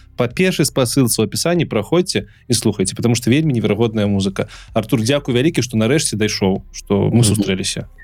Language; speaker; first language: Belarusian; non-native, local second language; Russian